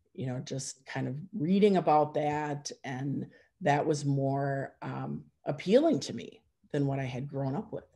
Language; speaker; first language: English; native; English